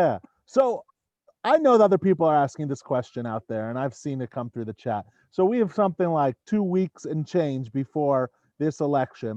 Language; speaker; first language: English; native; English